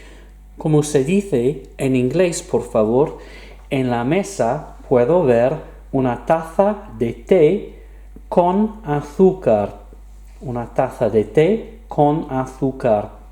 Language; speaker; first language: Spanish; non-native, fluent; English